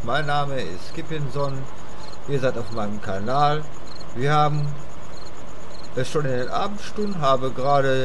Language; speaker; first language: German; native; German